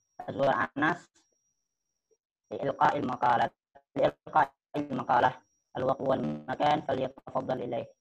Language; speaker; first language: Arabic; non-native, learner; Indonesian